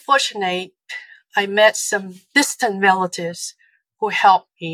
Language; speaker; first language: English; non-native, fluent; Chinese